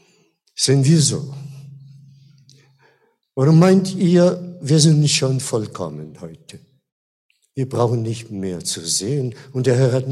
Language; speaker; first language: German; non-native, fluent; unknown